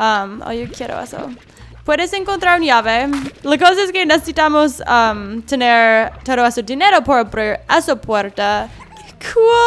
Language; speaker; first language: Spanish; non-native, learner; English